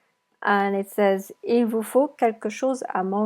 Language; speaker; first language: French; non-native, fluent; English